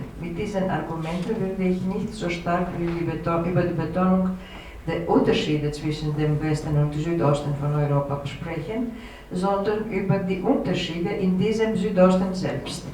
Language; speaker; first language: German; non-native, fluent; Greek